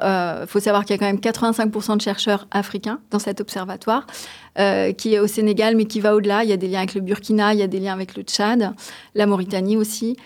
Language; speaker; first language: French; native; French